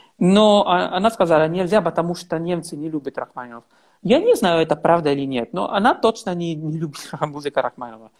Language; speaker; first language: Russian; non-native, learner; Italian